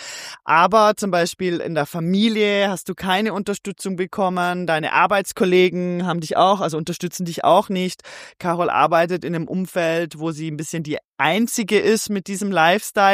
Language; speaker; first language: German; native; German